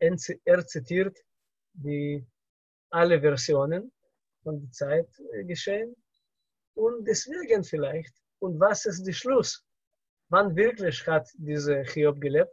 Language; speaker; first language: German; non-native, learner; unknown